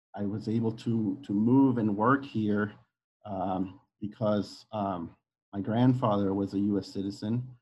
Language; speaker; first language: English; non-native, fluent; Spanish